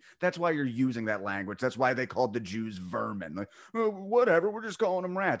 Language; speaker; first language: English; native; English